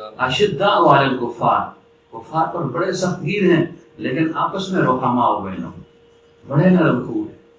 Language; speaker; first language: Urdu; non-native, local second language; Pashto